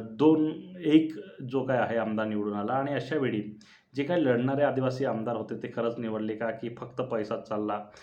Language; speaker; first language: Marathi; non-native, local second language; Bhili